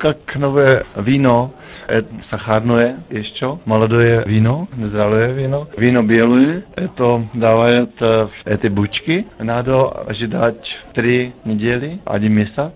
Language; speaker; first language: Russian; non-native, learner; Czech